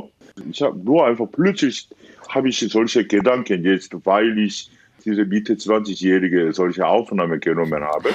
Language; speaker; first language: German; non-native, fluent; Korean